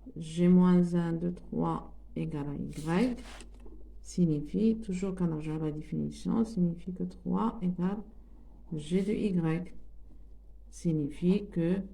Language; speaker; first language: French; non-native, local second language; Arabic